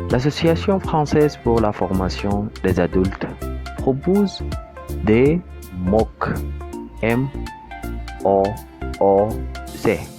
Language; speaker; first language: French; non-native, fluent; Arabic